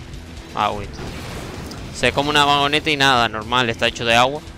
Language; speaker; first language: Spanish; native; Spanish